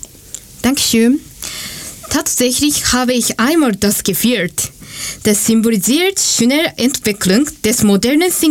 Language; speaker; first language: German; non-native, learner; Japanese